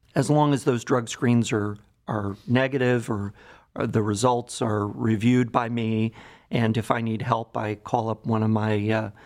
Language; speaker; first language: English; native; English